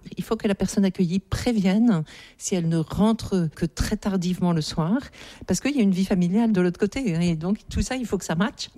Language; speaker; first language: French; native; French